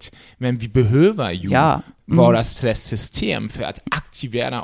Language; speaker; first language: Swedish; non-native, fluent; German